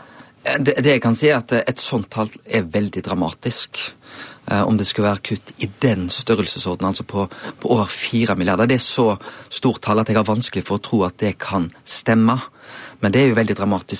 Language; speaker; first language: Norwegian; native; Norwegian